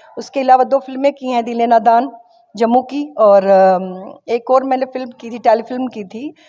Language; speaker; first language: Hindi; non-native, local second language; Kashmiri